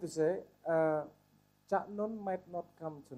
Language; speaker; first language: English; non-native, fluent; Indonesian